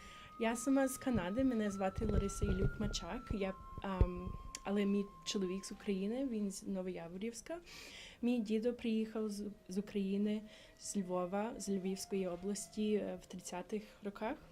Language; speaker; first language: Ukrainian; early bilingual, heritage; English